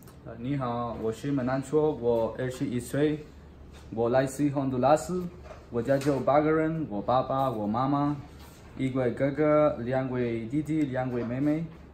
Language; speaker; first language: Chinese; non-native, learner; Spanish